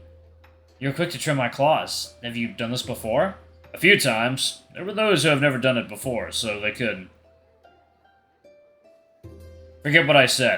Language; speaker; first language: English; native; English